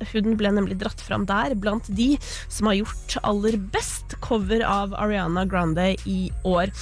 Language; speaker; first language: Norwegian; native; Norwegian